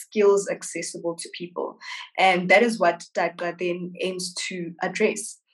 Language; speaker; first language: English; non-native, local second language; Southern Sotho